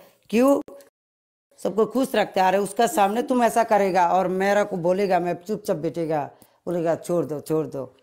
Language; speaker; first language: Hindi; non-native, learner; Bangla